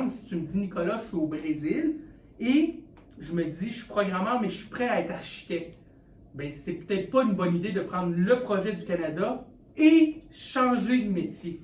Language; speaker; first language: French; native; French